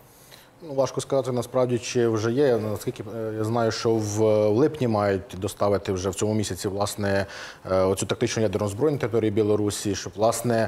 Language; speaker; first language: Ukrainian; native; Ukrainian